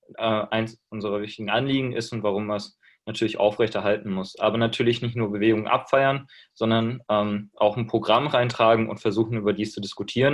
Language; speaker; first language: German; native; German